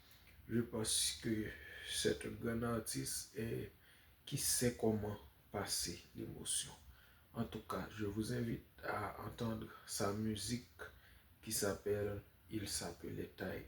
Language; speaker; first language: French; non-native, local second language; Haitian Creole